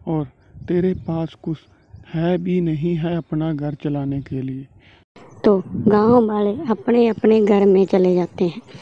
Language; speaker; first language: Hindi; native; Hindi